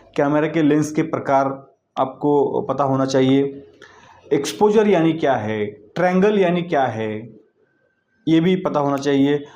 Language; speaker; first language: Hindi; non-native, local second language; Marathi